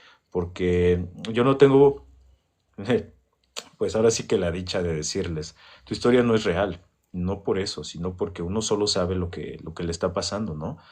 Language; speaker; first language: Spanish; native; Spanish